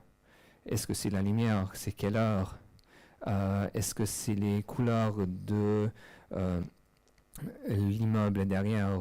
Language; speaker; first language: French; non-native, fluent; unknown